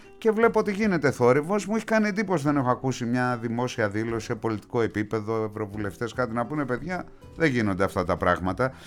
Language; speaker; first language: Greek; native; Greek